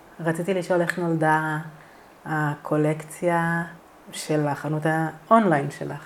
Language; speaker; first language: Hebrew; native; Hebrew